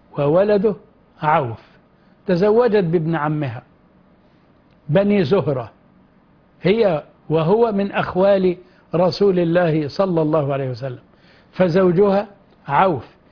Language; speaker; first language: Arabic; native; Arabic